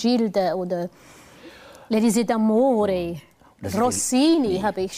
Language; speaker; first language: German; non-native, fluent; English